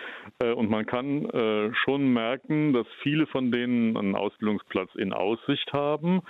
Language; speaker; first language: German; native; German